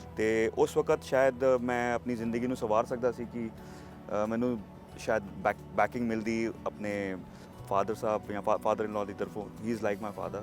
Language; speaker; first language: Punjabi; native; Punjabi